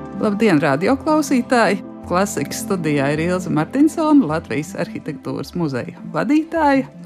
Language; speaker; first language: Latvian; native; Latvian